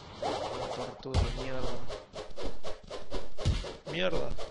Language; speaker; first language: Spanish; native; Spanish